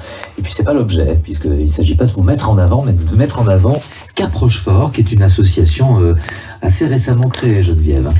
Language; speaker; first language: French; native; French